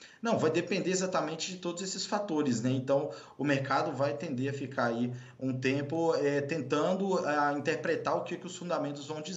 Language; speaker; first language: Portuguese; native; Portuguese